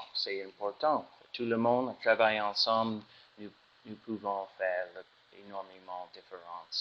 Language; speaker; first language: French; non-native, learner; English